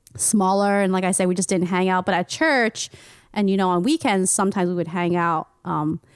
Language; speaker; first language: English; native; English